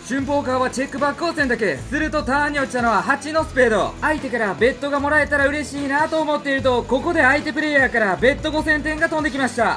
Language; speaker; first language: Japanese; native; Japanese